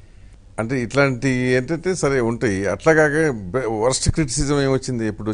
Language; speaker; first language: Telugu; native; Telugu